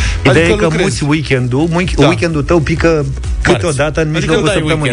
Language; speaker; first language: Romanian; native; Romanian